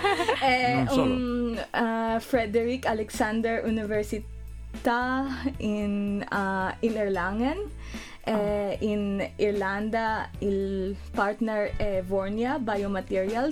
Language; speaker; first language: Italian; non-native, learner; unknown